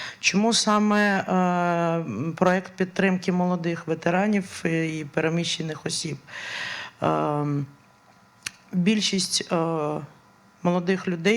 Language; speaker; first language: Ukrainian; native; Ukrainian